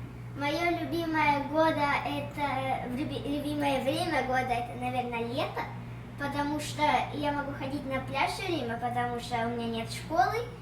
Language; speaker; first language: Russian; early bilingual, heritage; Russian